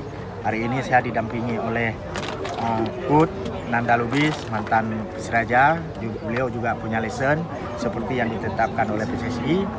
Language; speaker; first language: Indonesian; non-native, local second language; Achinese